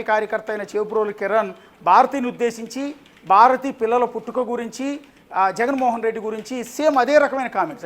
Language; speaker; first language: Telugu; native; Telugu